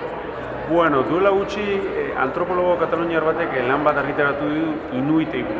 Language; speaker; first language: Basque; native; Basque